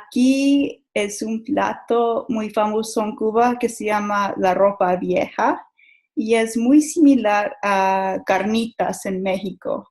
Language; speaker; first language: Spanish; non-native, learner; English